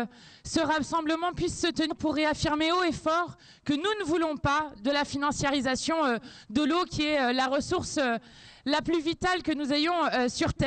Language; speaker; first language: French; native; French